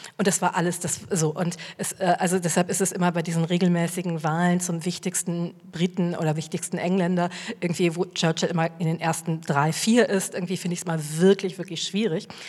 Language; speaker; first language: German; native; German